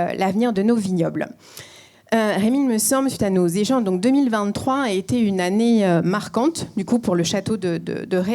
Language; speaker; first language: French; native; French